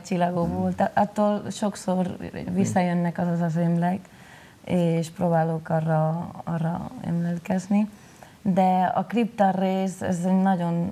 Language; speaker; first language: Hungarian; non-native, local second language; Spanish